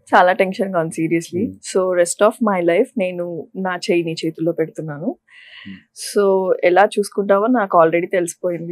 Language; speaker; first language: Telugu; native; Telugu